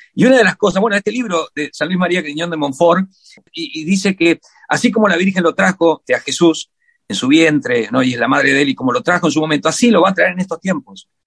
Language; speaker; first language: Spanish; native; Spanish